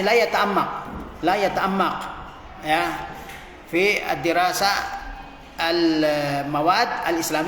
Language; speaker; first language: Arabic; non-native, fluent; Indonesian